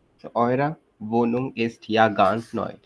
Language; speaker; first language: German; non-native, fluent; Hindi